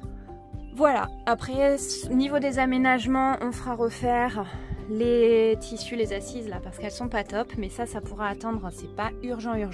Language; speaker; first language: French; native; French